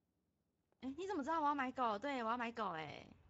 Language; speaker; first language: Chinese; native; Chinese